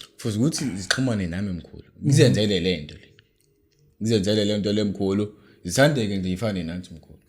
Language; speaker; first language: Zulu; native; Zulu